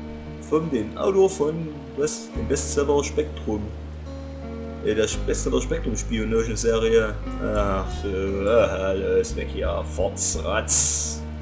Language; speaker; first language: German; native; German